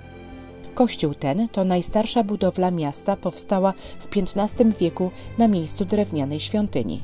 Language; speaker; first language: Polish; native; Polish